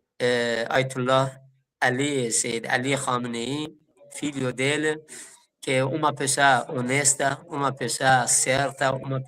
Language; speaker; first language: Portuguese; non-native, fluent; Persian